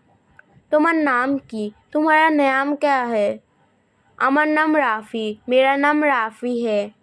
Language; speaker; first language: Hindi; non-native, learner; Bangla